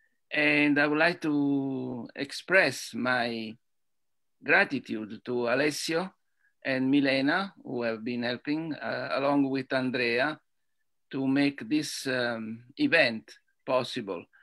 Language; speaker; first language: English; non-native, fluent; Italian